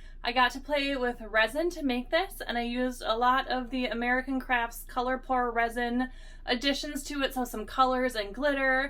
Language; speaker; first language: English; native; English